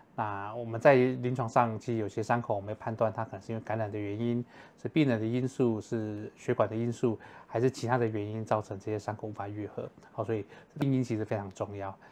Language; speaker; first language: Chinese; native; Chinese